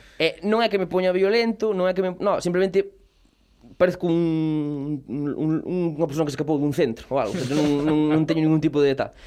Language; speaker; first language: Galician; non-native, local second language; Spanish